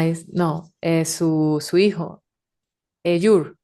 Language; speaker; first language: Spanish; native; Spanish